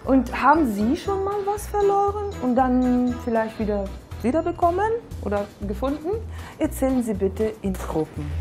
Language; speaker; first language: German; non-native, fluent; Russian